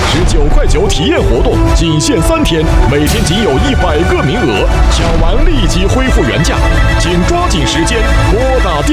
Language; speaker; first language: Chinese; native; Chinese